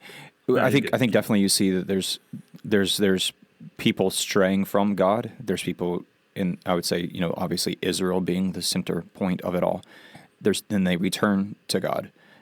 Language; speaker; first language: English; native; English